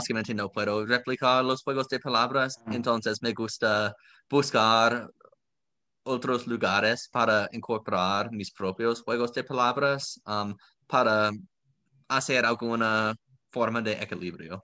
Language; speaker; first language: Spanish; non-native, fluent; English